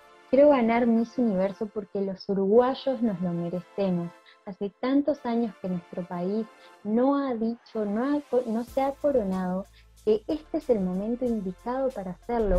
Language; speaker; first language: Spanish; native; Spanish